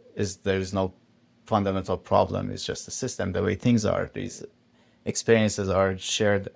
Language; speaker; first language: English; non-native, fluent; Persian